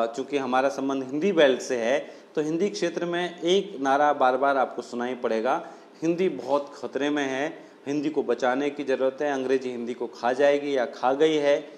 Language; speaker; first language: Hindi; non-native, local second language; Rajasthani